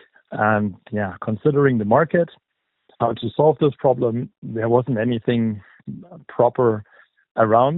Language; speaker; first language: English; non-native, fluent; German